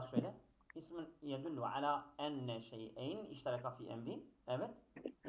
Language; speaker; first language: Turkish; native; Turkish